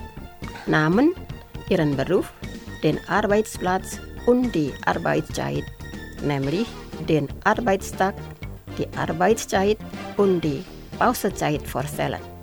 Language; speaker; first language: German; non-native, fluent; Indonesian